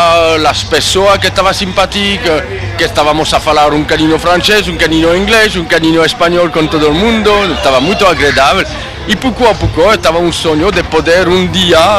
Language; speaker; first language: Portuguese; non-native, learner; French